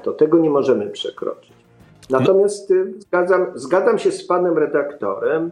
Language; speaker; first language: Polish; native; Polish